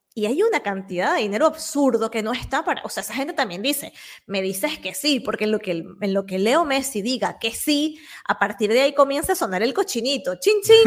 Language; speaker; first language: Spanish; native; Spanish